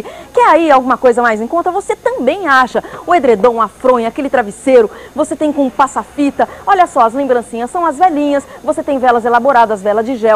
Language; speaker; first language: Portuguese; native; Portuguese